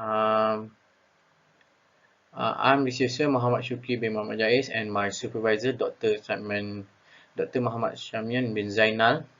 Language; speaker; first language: English; non-native, local second language; Malay